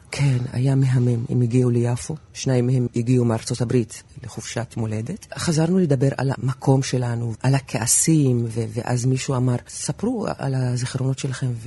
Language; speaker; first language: Hebrew; non-native, local second language; Arabic